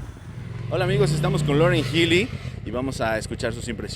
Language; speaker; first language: Spanish; native; Spanish